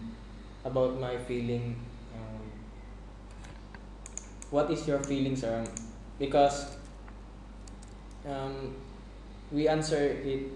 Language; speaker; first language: English; non-native, fluent; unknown